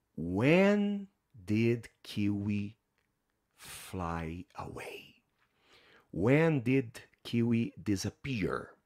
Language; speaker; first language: English; non-native, fluent; Portuguese